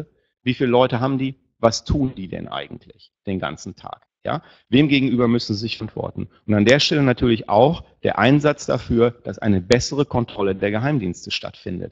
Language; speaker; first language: German; native; German